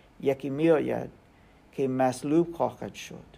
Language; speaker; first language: Persian; non-native, learner; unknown